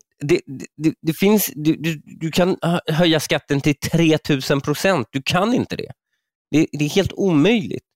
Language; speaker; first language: Swedish; early bilingual, other home language; Persian